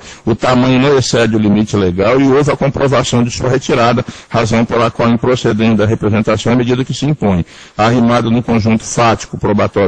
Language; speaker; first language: Portuguese; native; Portuguese